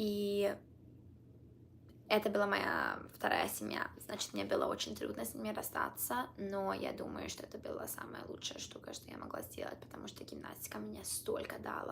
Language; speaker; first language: Russian; early bilingual, heritage; Russian